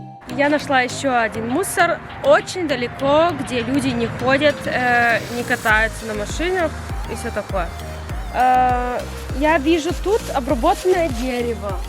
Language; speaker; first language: Russian; early bilingual, heritage; Russian